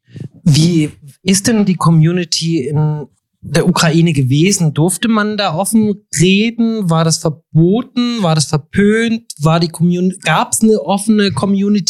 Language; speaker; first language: German; native; German